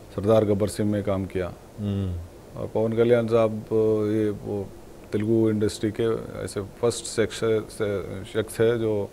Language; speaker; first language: Hindi; non-native, local second language; Telugu